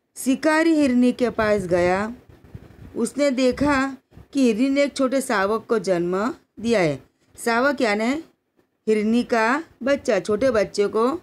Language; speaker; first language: Hindi; non-native, local second language; Gujarati